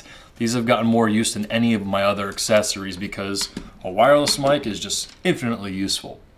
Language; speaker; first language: English; native; English